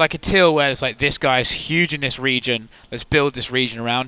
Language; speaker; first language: English; native; English